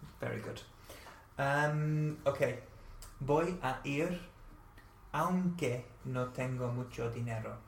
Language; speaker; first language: Spanish; non-native, fluent; English